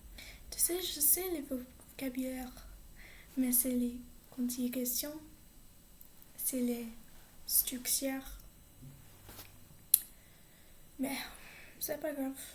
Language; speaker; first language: French; non-native, learner; English